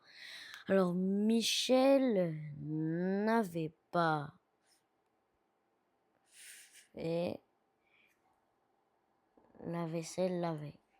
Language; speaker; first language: French; non-native, learner; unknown